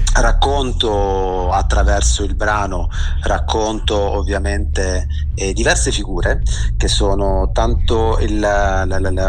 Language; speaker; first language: Italian; native; Italian